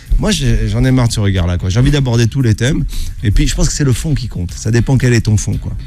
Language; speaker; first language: French; native; French